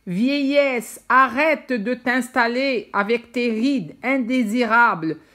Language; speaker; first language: French; non-native, local second language; Arabic